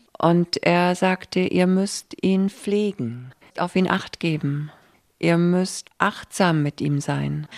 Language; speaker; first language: German; native; German